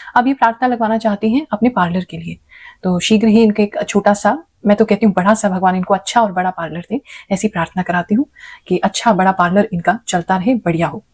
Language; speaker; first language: Hindi; native; Hindi